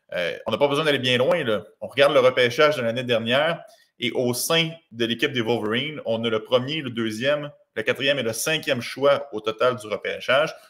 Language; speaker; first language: French; native; French